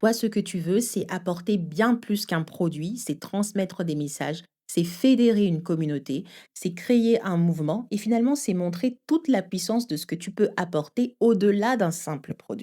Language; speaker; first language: French; native; French